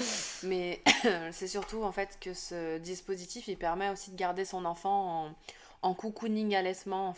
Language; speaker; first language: French; native; French